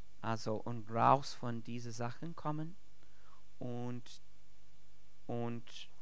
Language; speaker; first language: German; non-native, learner; English